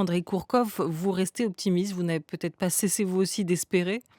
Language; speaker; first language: French; native; French